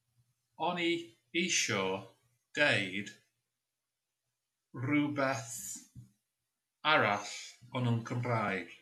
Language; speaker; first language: Welsh; non-native, learner; English